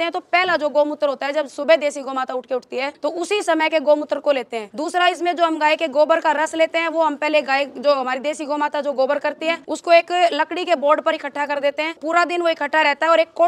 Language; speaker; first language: Hindi; native; Hindi